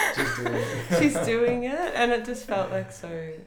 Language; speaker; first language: English; native; English